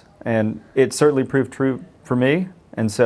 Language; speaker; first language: English; native; English